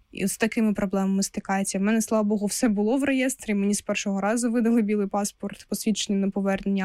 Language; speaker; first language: Ukrainian; non-native, local second language; Russian